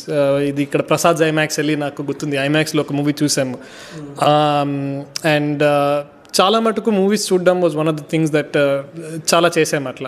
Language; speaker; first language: Telugu; early bilingual, heritage; Telugu